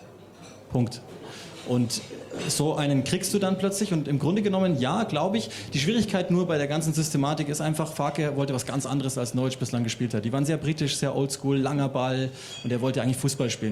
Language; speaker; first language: German; native; German